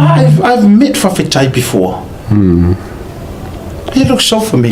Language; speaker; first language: English; non-native, local second language; Samoan